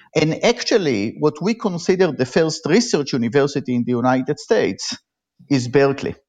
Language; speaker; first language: English; non-native, fluent; Hebrew